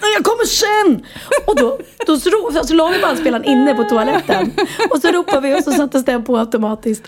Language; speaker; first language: Swedish; native; Swedish